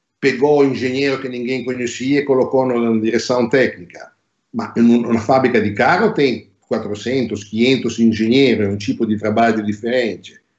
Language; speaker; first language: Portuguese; non-native, fluent; Italian